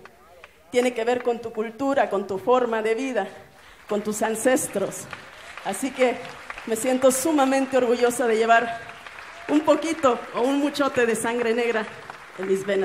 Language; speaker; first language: Spanish; native; Spanish